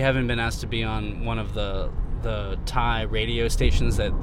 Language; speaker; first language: English; native; English